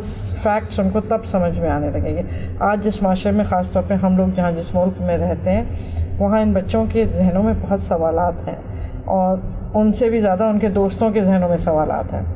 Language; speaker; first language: Urdu; native; Urdu